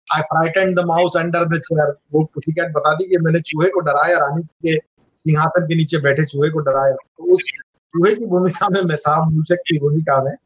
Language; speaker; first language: Hindi; non-native, local second language; Marathi